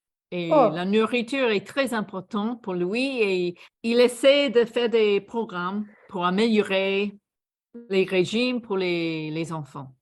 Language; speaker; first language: French; non-native, fluent; English